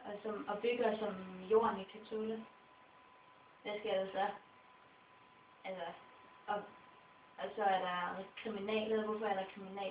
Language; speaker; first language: Danish; non-native, local second language; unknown